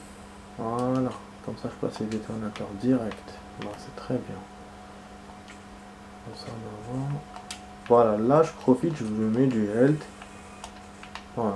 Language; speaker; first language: French; native; French